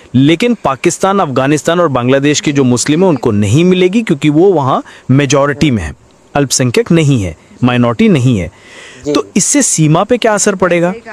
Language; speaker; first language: Hindi; native; Hindi